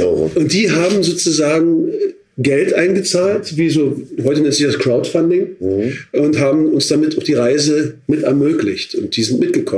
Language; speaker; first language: German; native; German